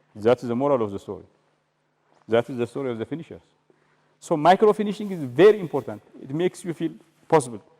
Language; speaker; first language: English; non-native, local second language; Amharic